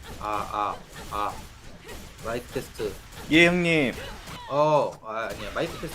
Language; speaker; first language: Korean; native; Korean